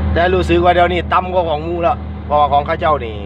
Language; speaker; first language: Thai; non-native, local second language; Northeastern Thai